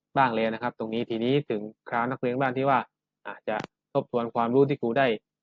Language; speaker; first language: Thai; native; Thai